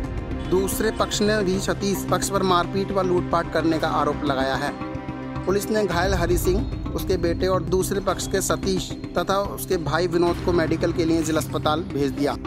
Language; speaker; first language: Hindi; native; Hindi